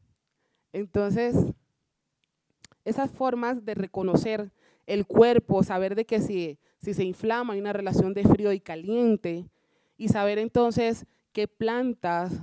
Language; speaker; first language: Spanish; native; Spanish